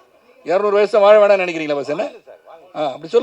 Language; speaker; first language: Tamil; native; Tamil